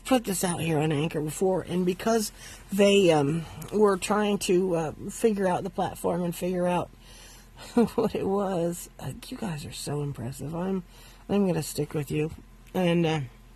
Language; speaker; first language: English; native; English